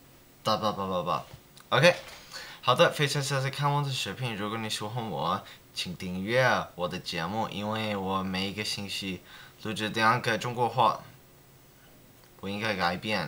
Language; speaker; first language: Chinese; non-native, learner; English